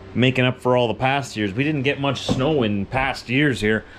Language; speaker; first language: English; native; English